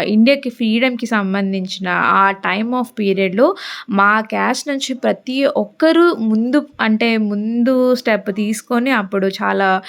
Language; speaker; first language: Telugu; non-native, local second language; Lambadi